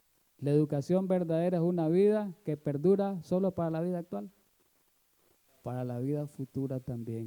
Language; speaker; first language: Spanish; native; Spanish